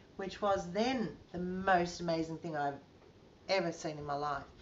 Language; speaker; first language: English; native; English